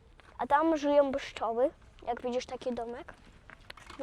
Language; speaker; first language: Polish; early bilingual, other home language; Russian